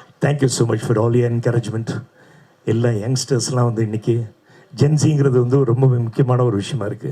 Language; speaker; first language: Tamil; native; Tamil